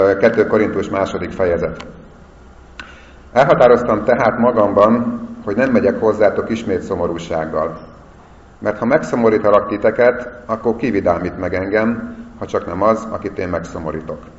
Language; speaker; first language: Hungarian; native; Hungarian